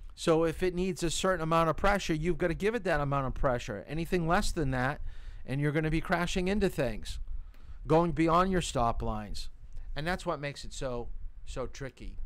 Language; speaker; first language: English; native; English